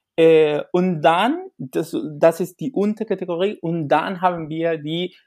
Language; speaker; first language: German; non-native, fluent; Spanish